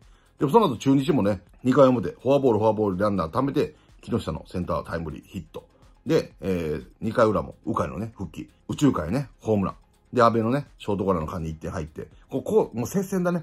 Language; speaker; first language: Japanese; native; Japanese